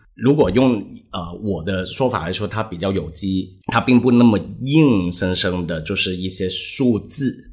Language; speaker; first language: Chinese; non-native, local second language; Cantonese